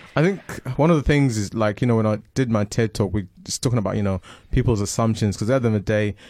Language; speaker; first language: English; non-native, local second language; Shona